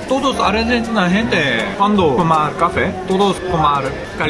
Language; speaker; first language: Spanish; non-native, learner; Korean